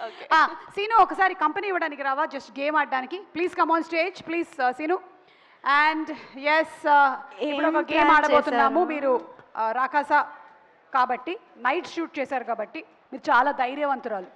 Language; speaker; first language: Telugu; native; Telugu